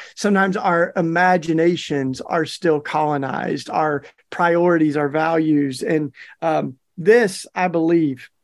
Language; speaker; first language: English; native; English